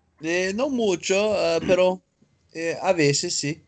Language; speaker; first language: Spanish; non-native, learner; English